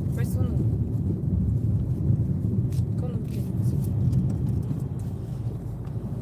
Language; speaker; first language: Portuguese; non-native, fluent; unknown